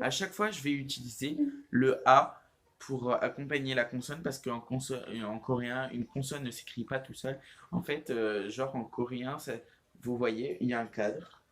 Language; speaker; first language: French; native; French